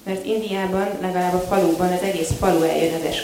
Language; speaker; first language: Hungarian; native; Hungarian